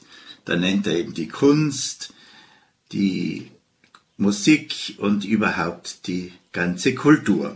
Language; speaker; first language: German; native; German